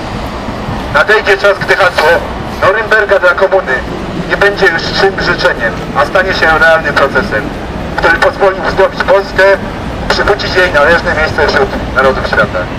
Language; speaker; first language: Polish; native; Polish